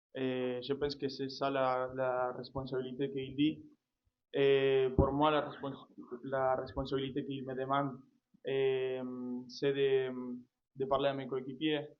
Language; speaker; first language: French; non-native, fluent; Spanish